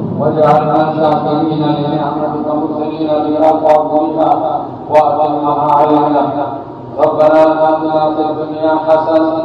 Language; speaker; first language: Arabic; non-native, fluent; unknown